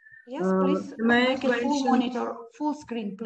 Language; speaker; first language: English; non-native, learner; Ukrainian